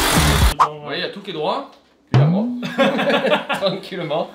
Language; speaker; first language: French; native; French